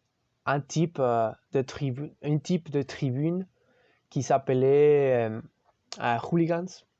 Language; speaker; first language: French; non-native, learner; Spanish